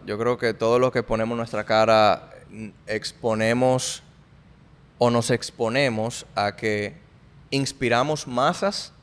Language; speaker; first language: Spanish; native; Spanish